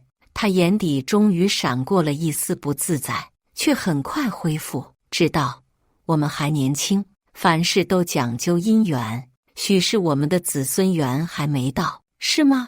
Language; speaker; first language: Chinese; native; Chinese